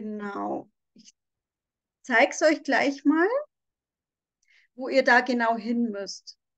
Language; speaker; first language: German; native; German